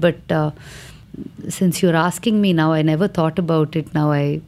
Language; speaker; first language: English; non-native, local second language; Telugu